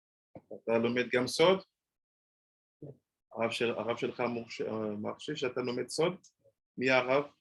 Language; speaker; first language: Hebrew; non-native, fluent; French